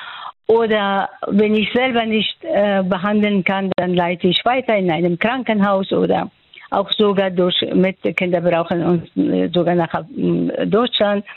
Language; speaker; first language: German; non-native, fluent; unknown